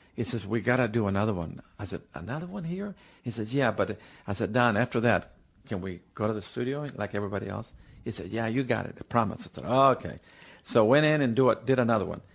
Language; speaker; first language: English; native; English